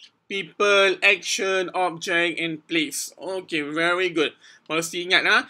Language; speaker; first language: English; non-native, local second language; Malay